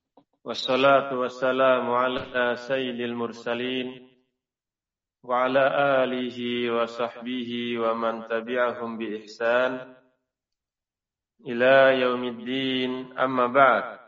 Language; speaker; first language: Arabic; non-native, fluent; Indonesian